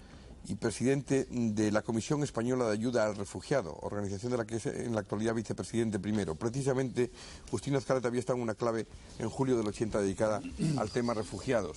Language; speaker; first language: Spanish; native; Spanish